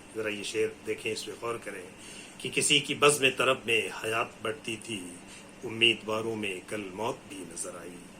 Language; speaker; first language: Urdu; native; Urdu